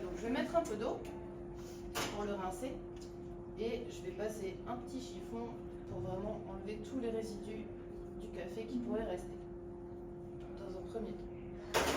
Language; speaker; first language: French; native; French